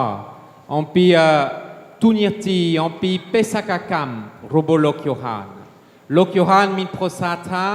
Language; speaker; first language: Khmer; non-native, fluent; French